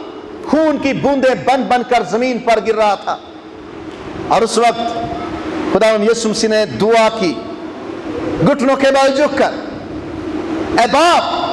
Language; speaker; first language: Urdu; non-native, local second language; Punjabi